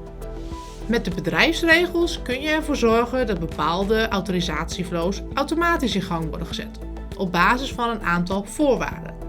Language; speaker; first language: Dutch; native; Dutch